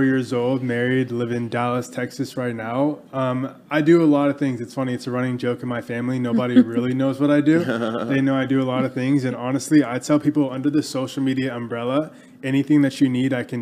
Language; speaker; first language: English; native; English